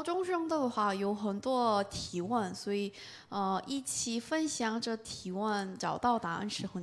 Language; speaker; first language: Chinese; non-native, fluent; Korean